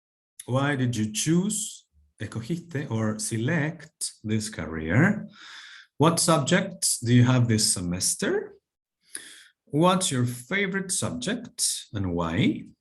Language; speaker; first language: English; non-native, fluent; Spanish